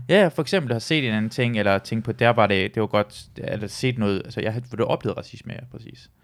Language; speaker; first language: Danish; early bilingual, other home language; Persian